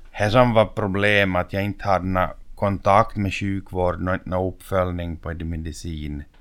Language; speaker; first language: Swedish; native; Swedish